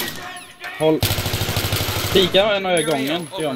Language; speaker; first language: Swedish; native; Swedish